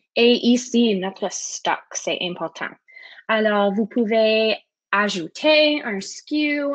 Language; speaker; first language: French; non-native, learner; English